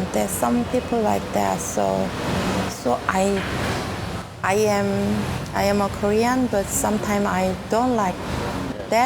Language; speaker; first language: English; non-native, learner; Korean